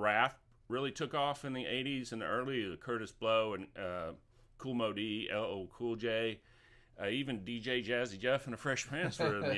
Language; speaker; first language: English; native; English